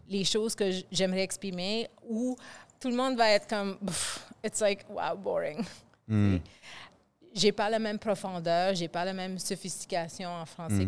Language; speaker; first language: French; non-native, fluent; English